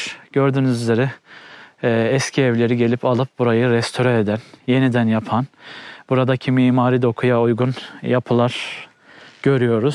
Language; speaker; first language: Turkish; native; Turkish